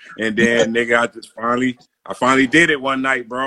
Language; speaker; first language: English; native; English